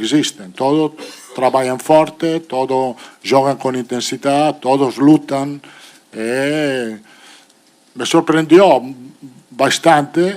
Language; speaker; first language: Portuguese; non-native, fluent; Italian